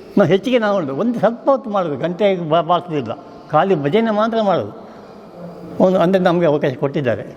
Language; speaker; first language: Kannada; non-native, local second language; Konkani